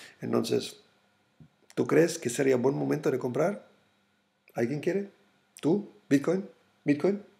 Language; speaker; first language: Spanish; non-native, fluent; German